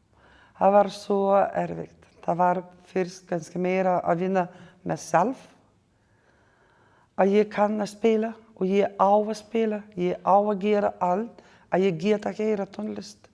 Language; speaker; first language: Icelandic; non-native, learner; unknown